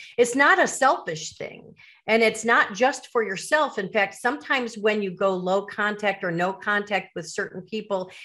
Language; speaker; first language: English; native; English